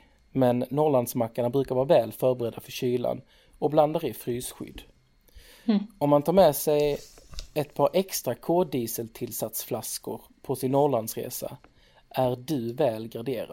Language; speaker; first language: Swedish; native; Swedish